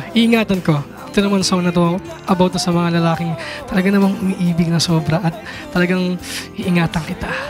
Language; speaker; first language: Filipino; native; Filipino